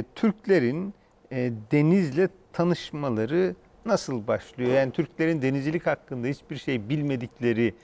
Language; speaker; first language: Turkish; native; Turkish